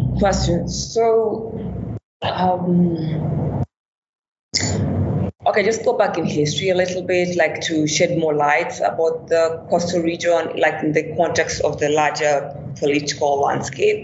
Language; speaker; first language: English; non-native, local second language; Swahili